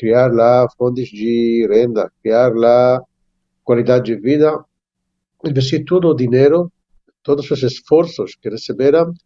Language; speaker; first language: Portuguese; non-native, fluent; Hebrew